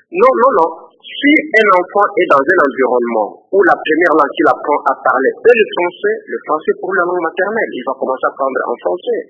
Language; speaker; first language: French; non-native, local second language; Lingala